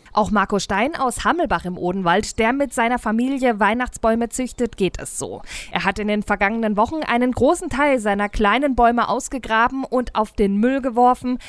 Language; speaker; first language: German; native; German